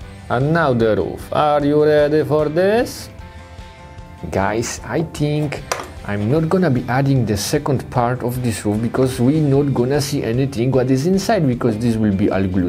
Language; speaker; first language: English; non-native, fluent; Polish